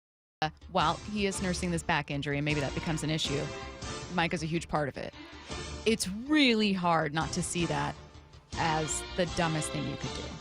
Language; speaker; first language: English; native; English